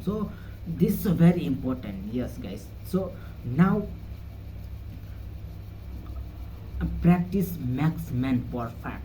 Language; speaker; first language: English; non-native, learner; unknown